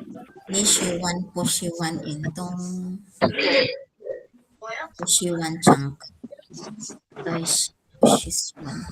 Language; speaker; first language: Chinese; non-native, learner; Filipino